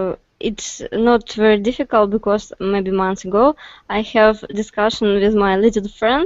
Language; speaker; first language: English; non-native, learner; Russian